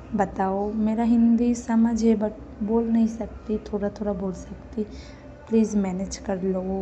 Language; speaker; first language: Hindi; non-native, local second language; Bangla